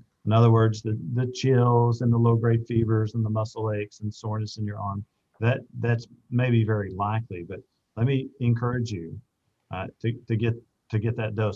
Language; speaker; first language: English; native; English